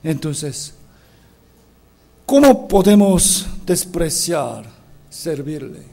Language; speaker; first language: Spanish; non-native, fluent; Korean